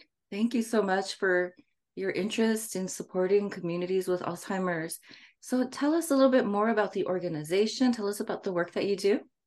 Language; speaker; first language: English; native; English